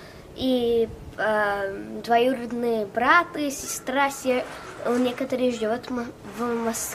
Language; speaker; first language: Russian; early bilingual, heritage; Russian